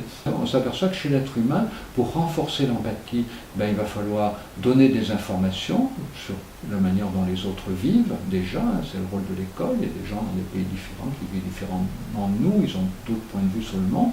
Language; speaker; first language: French; native; French